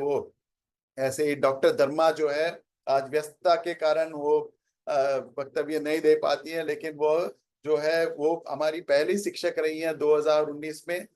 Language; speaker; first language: Hindi; non-native, local second language; Tamil